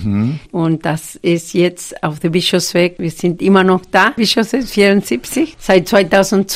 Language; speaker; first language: German; non-native, fluent; Spanish